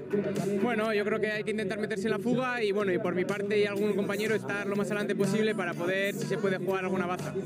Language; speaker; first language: Spanish; native; Spanish